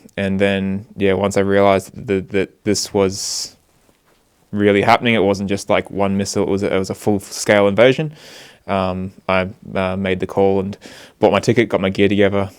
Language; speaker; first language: English; native; English